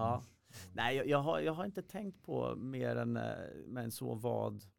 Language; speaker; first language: Swedish; native; Swedish